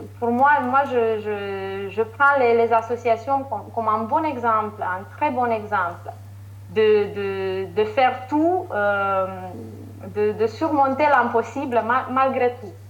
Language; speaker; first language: French; non-native, fluent; Romanian